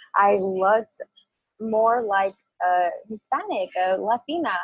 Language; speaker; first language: English; early bilingual, other home language; Spanish